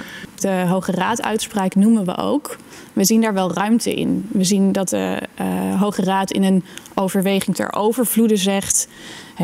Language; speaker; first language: Dutch; native; Dutch